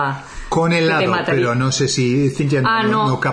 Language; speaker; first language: Spanish; non-native, fluent; English